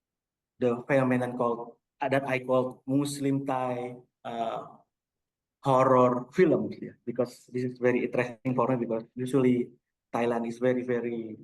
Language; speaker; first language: English; non-native, local second language; Indonesian